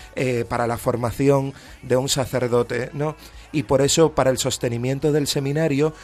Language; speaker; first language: Spanish; native; Spanish